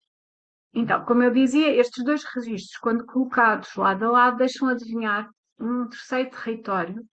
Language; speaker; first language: Portuguese; native; Portuguese